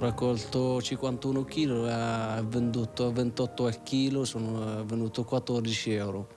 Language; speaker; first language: Italian; non-native, learner; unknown